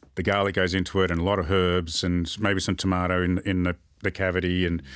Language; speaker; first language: English; native; English